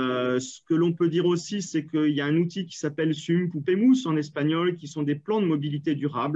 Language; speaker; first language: French; native; French